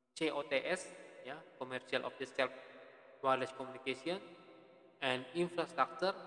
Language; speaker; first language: English; non-native, fluent; Indonesian